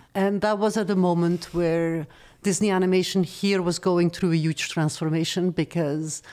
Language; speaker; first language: English; non-native, fluent; Dutch